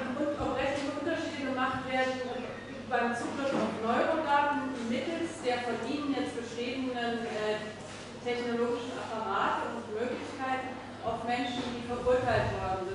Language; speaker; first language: German; native; German